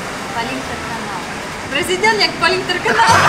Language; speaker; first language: Indonesian; non-native, learner; Russian